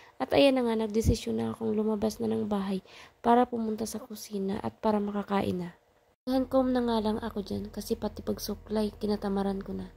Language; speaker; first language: Filipino; non-native, local second language; Bikol